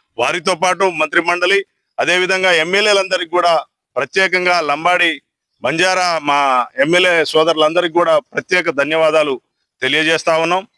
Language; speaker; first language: Telugu; non-native, local second language; Lambadi